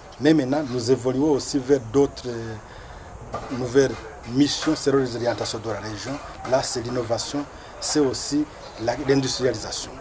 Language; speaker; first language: French; non-native, local second language; Rundi